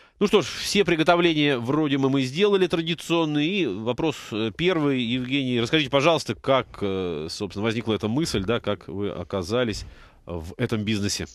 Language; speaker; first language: Russian; native; Russian